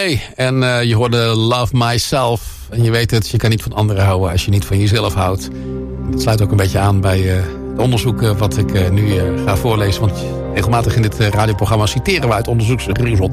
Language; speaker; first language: Dutch; native; Dutch